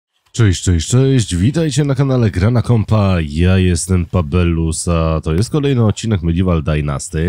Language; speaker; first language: Polish; native; Polish